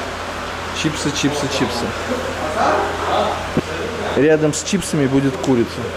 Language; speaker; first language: Russian; native; Russian